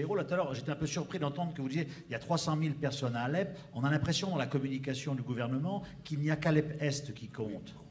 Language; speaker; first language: French; native; French